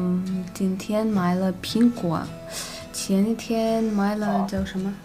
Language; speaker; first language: Chinese; non-native, fluent; Russian